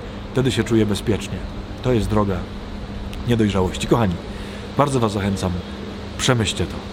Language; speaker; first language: Polish; native; Polish